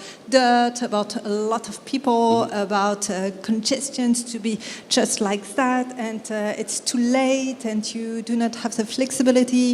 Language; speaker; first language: English; non-native, fluent; French